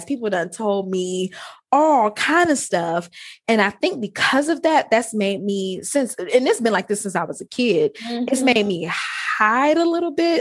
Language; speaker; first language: English; native; English